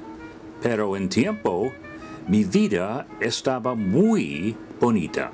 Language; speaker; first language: Spanish; non-native, learner; English